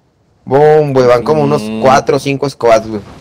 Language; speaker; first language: Spanish; native; Spanish